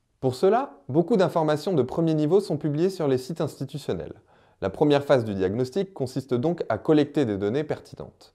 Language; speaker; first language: French; native; French